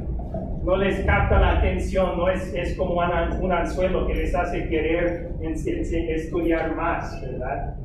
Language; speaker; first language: Spanish; non-native, fluent; English